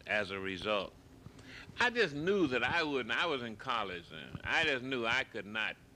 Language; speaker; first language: English; native; English